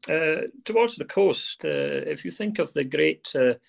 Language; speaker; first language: English; native; English